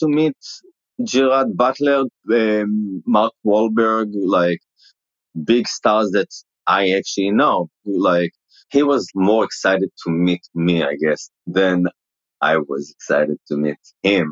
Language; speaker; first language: English; non-native, fluent; Hebrew